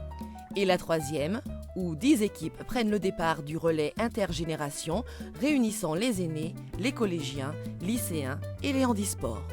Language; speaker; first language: French; native; French